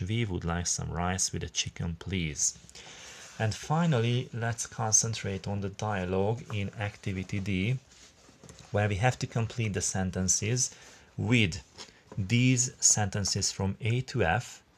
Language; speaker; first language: English; non-native, fluent; Hungarian